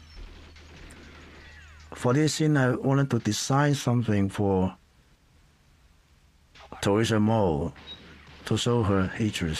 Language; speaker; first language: English; non-native, local second language; Cantonese